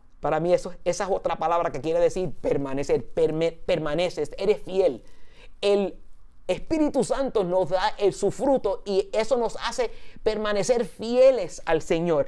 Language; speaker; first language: Spanish; early bilingual, heritage; Spanish